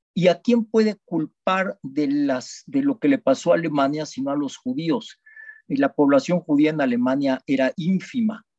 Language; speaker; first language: Spanish; native; Spanish